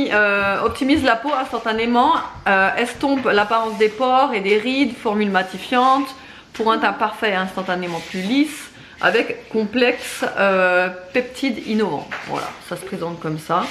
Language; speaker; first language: French; native; French